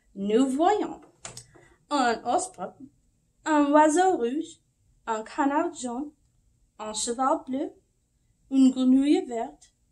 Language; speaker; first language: French; non-native, fluent; English